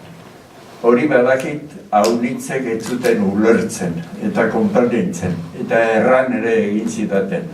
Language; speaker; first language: Basque; native; Basque